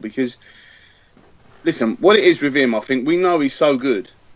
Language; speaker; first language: English; native; English